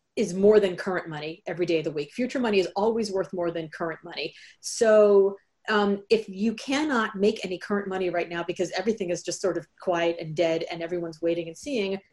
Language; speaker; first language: English; native; English